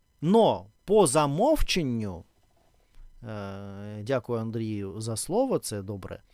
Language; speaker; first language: Ukrainian; non-native, learner; Russian